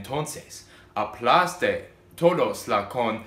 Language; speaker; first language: Spanish; non-native, learner; English